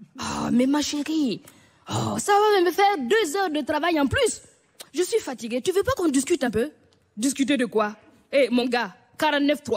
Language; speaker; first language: French; non-native, local second language; Mossi